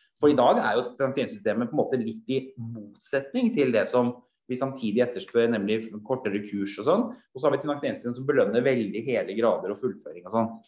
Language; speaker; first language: Norwegian; native; Norwegian